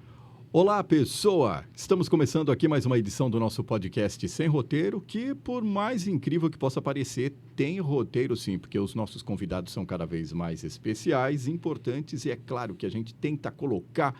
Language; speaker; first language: Portuguese; native; Portuguese